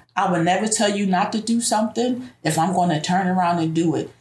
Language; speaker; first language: English; native; English